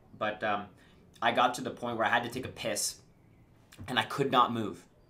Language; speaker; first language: English; native; English